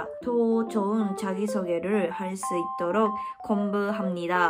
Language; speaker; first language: Korean; non-native, learner; Japanese